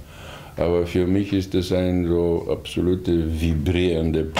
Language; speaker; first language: German; non-native, fluent; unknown